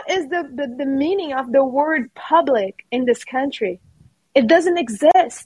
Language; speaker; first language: English; non-native, fluent; Portuguese